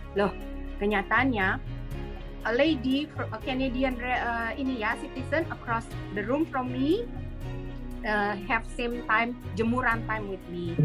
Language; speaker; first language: English; non-native, fluent; Indonesian